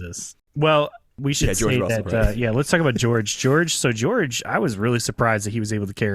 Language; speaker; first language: English; native; English